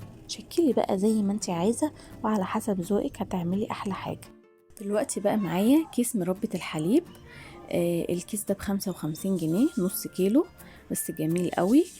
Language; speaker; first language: Arabic; native; Arabic